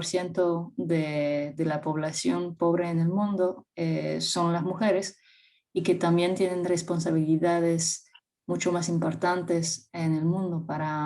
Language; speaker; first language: Spanish; non-native, fluent; French